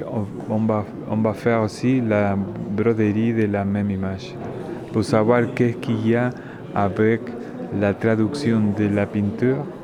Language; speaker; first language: French; non-native, learner; Spanish